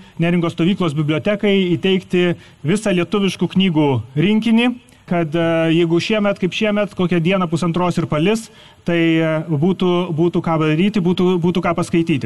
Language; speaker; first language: Lithuanian; native; Lithuanian